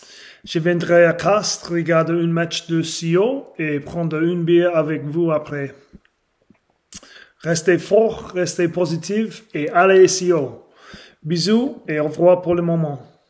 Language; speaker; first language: French; non-native, learner; English